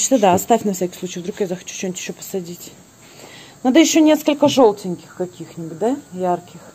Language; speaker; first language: Russian; native; Russian